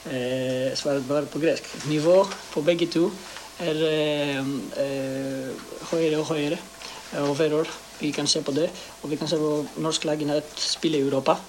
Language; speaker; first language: Norwegian; non-native, learner; Greek